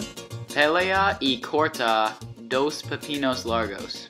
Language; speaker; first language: Spanish; non-native, learner; English